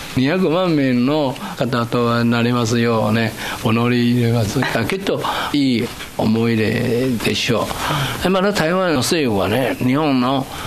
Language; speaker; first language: Japanese; non-native, fluent; Chinese